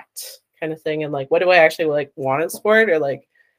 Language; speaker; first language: English; native; English